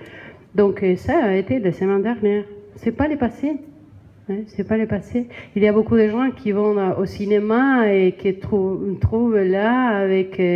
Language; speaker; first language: French; non-native, learner; Spanish